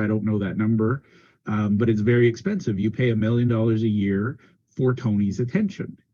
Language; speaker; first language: English; native; English